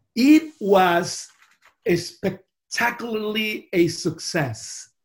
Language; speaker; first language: English; non-native, fluent; Spanish